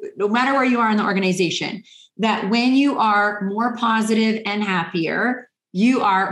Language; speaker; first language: English; native; English